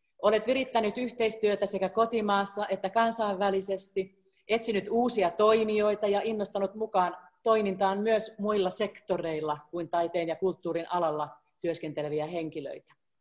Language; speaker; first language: Finnish; native; Finnish